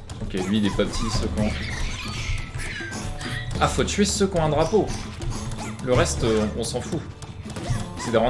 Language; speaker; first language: French; native; French